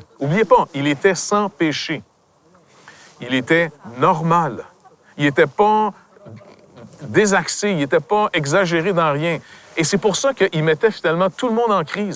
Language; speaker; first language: French; native; French